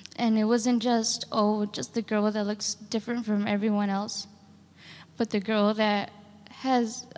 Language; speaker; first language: English; native; English